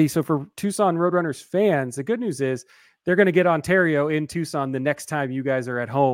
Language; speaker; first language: English; native; English